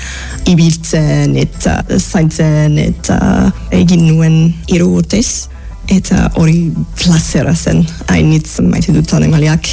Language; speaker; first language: Basque; non-native, fluent; English